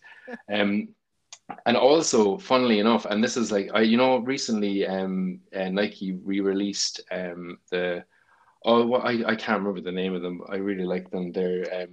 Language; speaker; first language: English; native; English